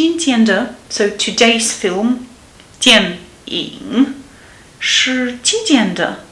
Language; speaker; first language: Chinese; non-native, learner; Russian